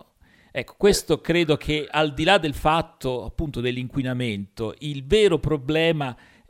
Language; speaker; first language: Italian; native; Italian